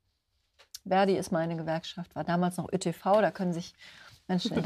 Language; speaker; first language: German; native; German